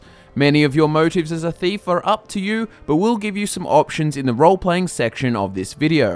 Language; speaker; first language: English; native; English